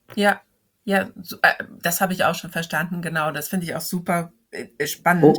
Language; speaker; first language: German; native; German